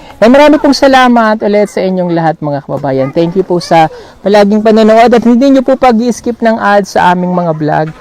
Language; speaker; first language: Filipino; non-native, local second language; Cebuano